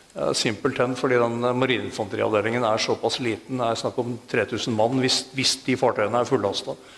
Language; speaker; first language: Norwegian; native; Norwegian